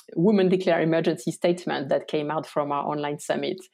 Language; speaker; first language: English; non-native, fluent; French